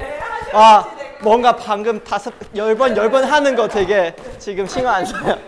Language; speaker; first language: Korean; non-native, fluent; Chinese